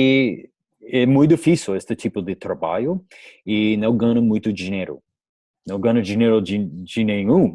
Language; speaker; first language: Portuguese; non-native, learner; English